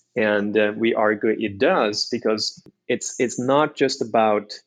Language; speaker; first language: English; non-native, fluent; Norwegian